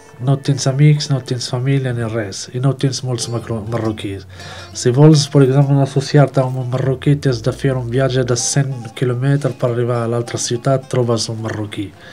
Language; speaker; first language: Catalan; non-native, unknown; Arabic